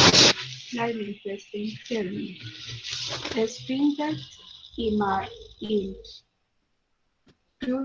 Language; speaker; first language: German; non-native, learner; Spanish